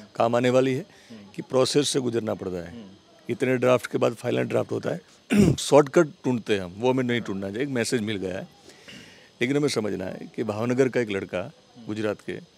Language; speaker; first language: Hindi; non-native, local second language; Gujarati